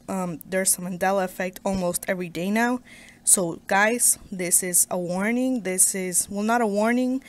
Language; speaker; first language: English; native; English